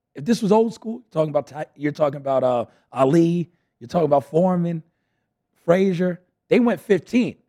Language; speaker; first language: English; early bilingual, other home language; Spanish